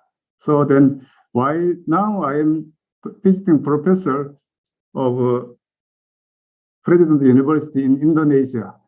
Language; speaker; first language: English; non-native, learner; Korean